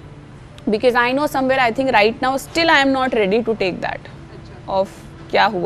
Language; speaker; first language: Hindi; native; Hindi